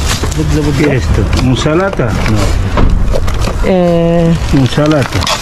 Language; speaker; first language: Spanish; non-native, learner; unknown